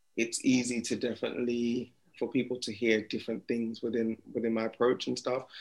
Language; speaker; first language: English; native; English